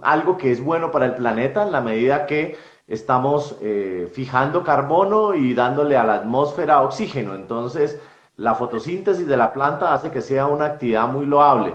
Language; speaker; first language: Spanish; native; Spanish